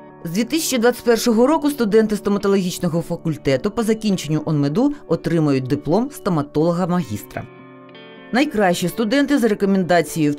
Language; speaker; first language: Ukrainian; native; Ukrainian